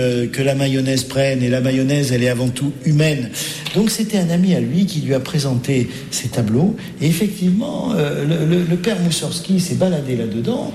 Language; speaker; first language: French; native; French